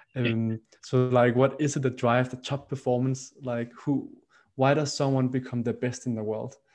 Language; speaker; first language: English; non-native, fluent; Danish